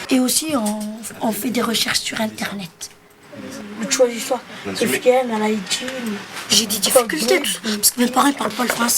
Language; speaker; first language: French; early bilingual, other home language; Arabic